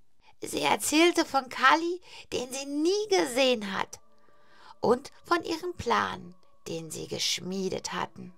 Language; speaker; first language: German; native; German